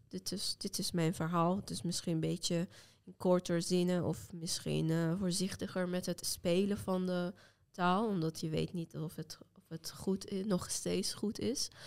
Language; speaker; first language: Dutch; non-native, fluent; Azerbaijani